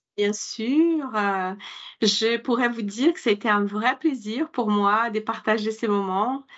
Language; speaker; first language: French; non-native, fluent; Portuguese